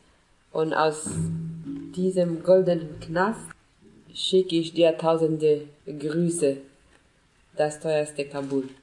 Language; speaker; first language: German; non-native, fluent; Persian